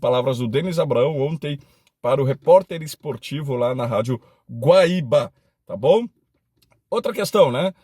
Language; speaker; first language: Portuguese; native; Portuguese